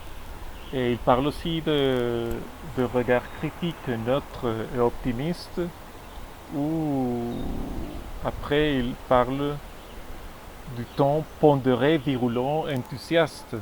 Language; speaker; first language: French; non-native, fluent; Spanish